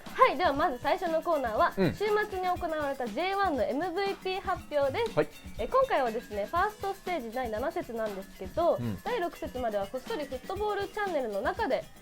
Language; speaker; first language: Japanese; native; Japanese